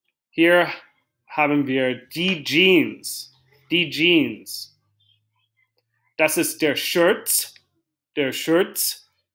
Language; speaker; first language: German; non-native, fluent; English